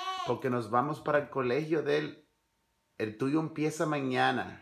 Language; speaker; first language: Spanish; early bilingual, other home language; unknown